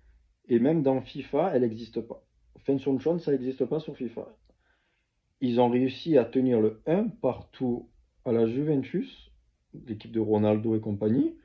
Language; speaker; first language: French; native; French